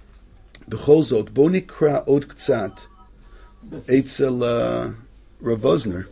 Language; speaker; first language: Hebrew; non-native, fluent; English